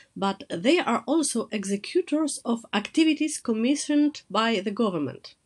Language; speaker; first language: English; non-native, fluent; Polish